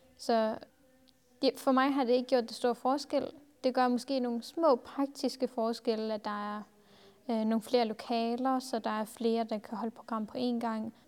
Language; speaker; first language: Danish; early bilingual, other home language; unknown